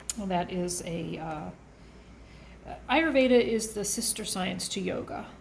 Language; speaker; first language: English; native; English